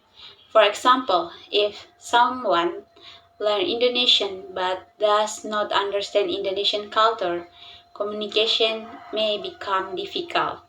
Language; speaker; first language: English; non-native, learner; Indonesian